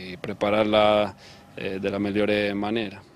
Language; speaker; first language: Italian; non-native, learner; Spanish